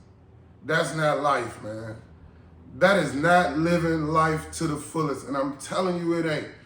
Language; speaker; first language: English; native; English